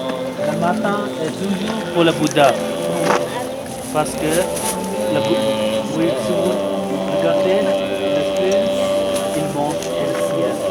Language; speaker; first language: French; non-native, learner; Tibetan